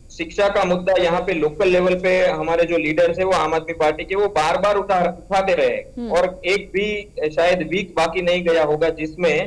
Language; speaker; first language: Hindi; non-native, local second language; Gujarati